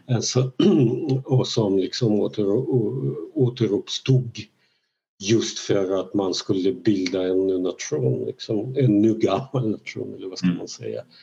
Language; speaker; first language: Swedish; non-native, fluent; Russian